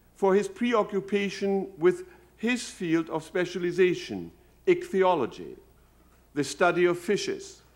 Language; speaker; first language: English; non-native, fluent; German